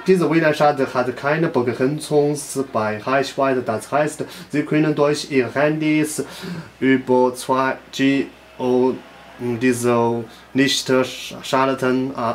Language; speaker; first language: German; non-native, learner; Chinese